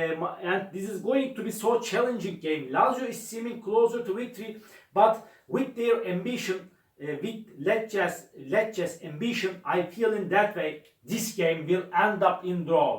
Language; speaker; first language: English; non-native, learner; Turkish